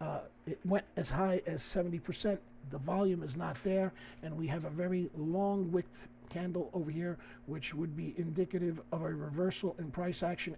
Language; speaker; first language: English; native; English